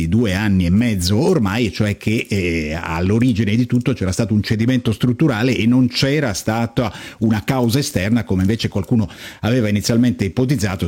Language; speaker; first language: Italian; native; Italian